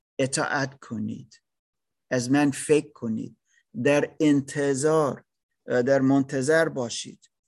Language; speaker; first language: Persian; non-native, fluent; English